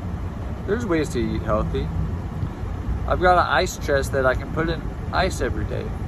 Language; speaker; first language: English; native; English